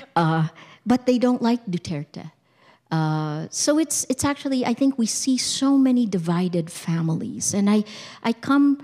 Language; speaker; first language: English; early bilingual, other home language; Filipino